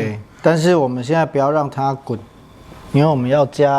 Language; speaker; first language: Chinese; native; Chinese